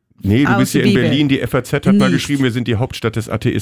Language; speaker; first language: German; native; German